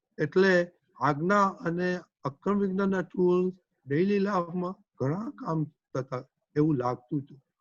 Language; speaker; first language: Gujarati; early bilingual, heritage; Gujarati